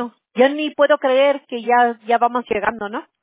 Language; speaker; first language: Spanish; early bilingual, heritage; English